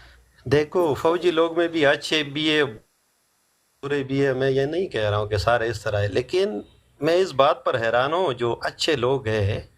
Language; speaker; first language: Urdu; non-native, local second language; Pashto